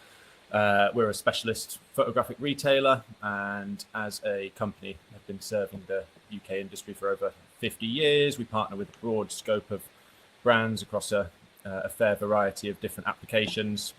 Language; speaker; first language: English; native; English